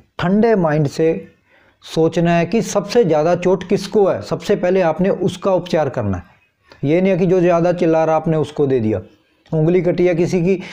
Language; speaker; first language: Hindi; non-native, local second language; Punjabi